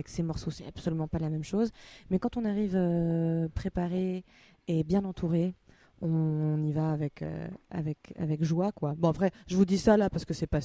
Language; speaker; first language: French; native; French